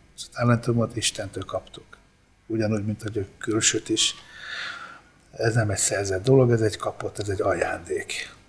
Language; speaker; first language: Hungarian; early bilingual, other home language; Italian